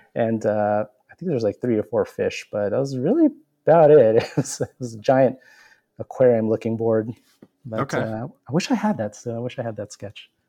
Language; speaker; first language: English; native; English